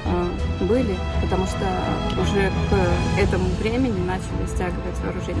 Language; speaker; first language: Russian; native; Russian